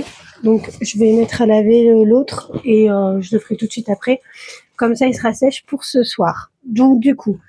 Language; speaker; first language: French; native; French